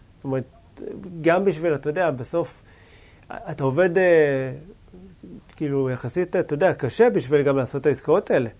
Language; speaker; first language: Hebrew; native; Hebrew